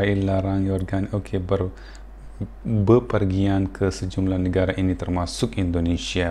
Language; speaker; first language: Indonesian; non-native, fluent; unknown